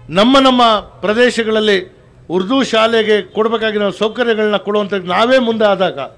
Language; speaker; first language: Kannada; non-native, local second language; Urdu